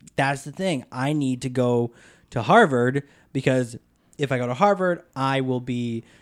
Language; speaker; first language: English; native; English